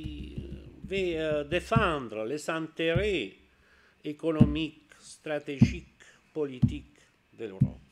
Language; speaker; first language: French; non-native, learner; Italian